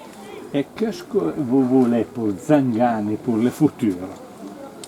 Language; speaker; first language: French; non-native, learner; Italian